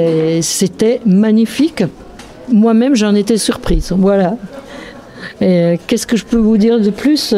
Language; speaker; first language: French; native; French